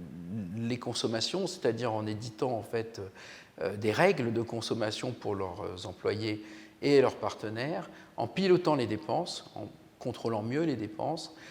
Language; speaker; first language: French; native; French